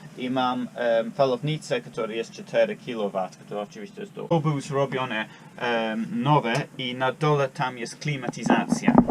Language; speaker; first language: Polish; non-native, learner; English